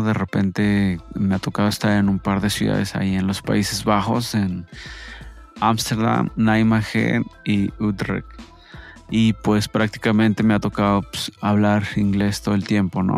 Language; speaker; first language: Spanish; native; Spanish